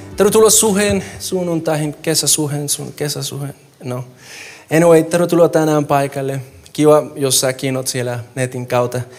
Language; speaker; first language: Finnish; non-native, fluent; Spanish